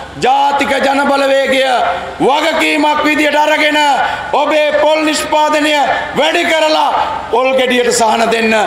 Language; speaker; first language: Sinhala; native; Sinhala